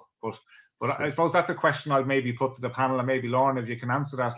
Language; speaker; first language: English; native; English